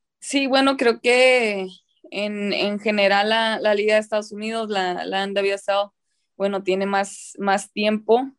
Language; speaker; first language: Spanish; early bilingual, heritage; Spanish